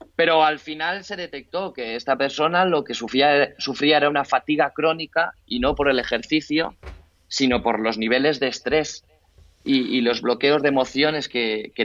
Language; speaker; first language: Spanish; native; Spanish